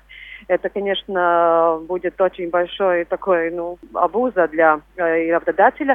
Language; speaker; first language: Russian; non-native, local second language; Latvian